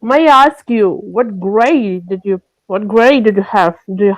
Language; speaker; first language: English; non-native, learner; French